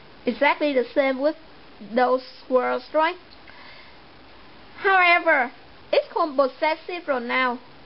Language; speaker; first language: English; non-native, fluent; Vietnamese